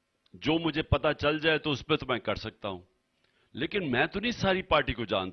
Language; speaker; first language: Urdu; native; Urdu